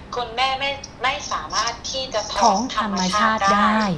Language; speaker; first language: Thai; native; Thai